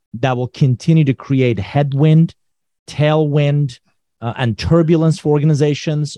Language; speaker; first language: English; non-native, fluent; Persian